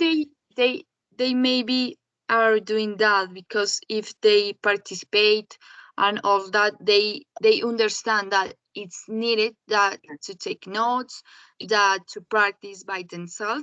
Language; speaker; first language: English; non-native, learner; Spanish